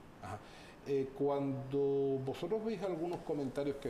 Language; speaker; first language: Spanish; native; Spanish